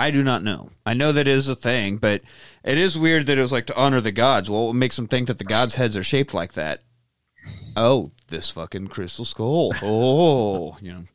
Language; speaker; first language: English; native; English